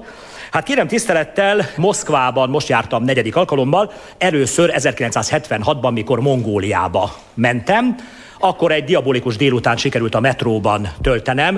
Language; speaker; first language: Hungarian; native; Hungarian